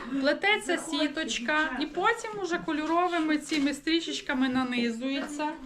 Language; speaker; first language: Ukrainian; native; Ukrainian